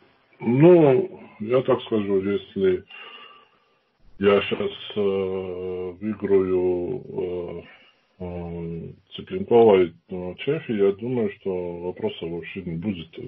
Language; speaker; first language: Russian; non-native, fluent; Georgian